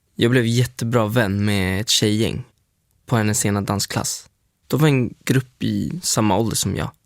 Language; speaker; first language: Swedish; early bilingual, other home language; Spanish